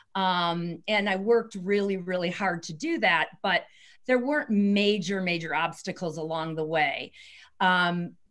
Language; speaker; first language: English; native; English